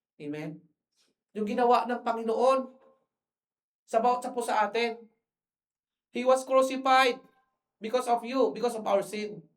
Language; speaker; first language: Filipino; non-native, local second language; Iloko